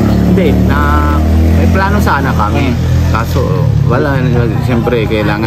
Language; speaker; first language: Filipino; non-native, learner; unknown